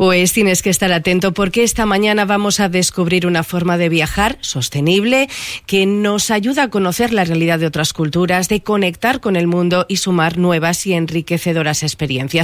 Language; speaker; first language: Spanish; native; Spanish